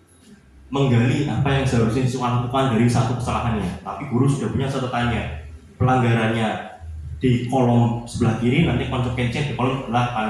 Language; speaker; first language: Indonesian; native; Indonesian